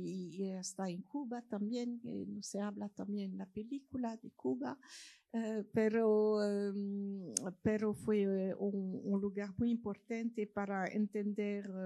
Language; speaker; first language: Spanish; non-native, fluent; French